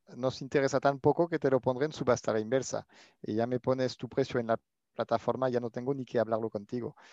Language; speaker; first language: Spanish; non-native, fluent; French